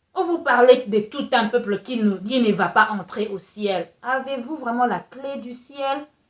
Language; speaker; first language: French; non-native, local second language; Lingala